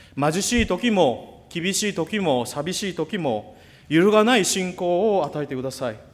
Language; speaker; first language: Japanese; non-native, fluent; Korean